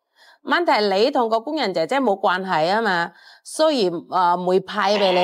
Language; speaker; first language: Cantonese; non-native, fluent; Indonesian